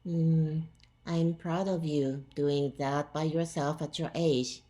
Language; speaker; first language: English; non-native, fluent; Japanese